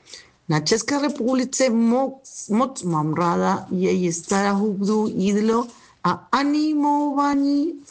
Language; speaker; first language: Czech; early bilingual, heritage; Spanish